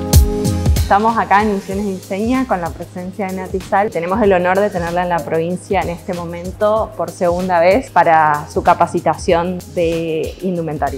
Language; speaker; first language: Spanish; native; Spanish